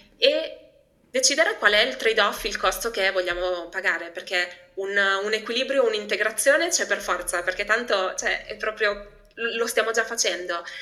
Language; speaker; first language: Italian; early bilingual, other home language; Albanian